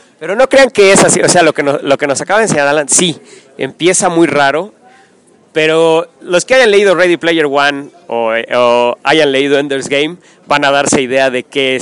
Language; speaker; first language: Spanish; native; Spanish